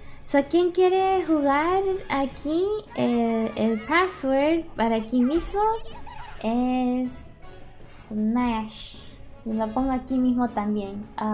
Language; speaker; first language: Spanish; early bilingual, other home language; English